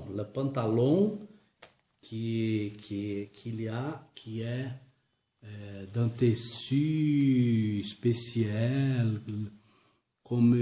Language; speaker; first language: French; non-native, learner; Portuguese